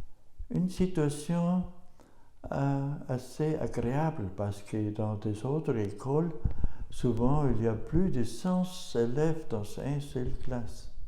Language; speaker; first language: French; non-native, learner; German